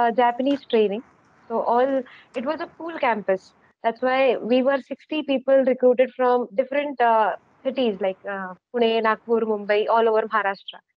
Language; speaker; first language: English; non-native, local second language; Marathi